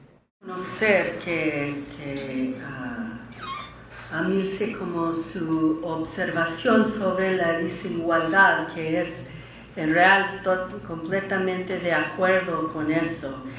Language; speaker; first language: Spanish; early bilingual, heritage; Spanish